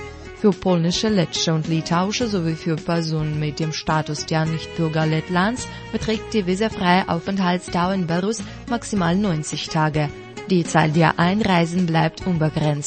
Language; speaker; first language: German; non-native, fluent; Russian